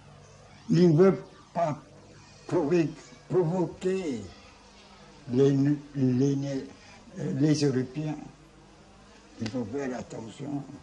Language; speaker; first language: French; non-native, learner; Chinese